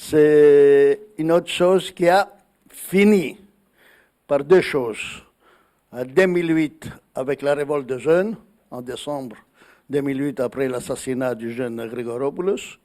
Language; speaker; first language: French; non-native, fluent; Greek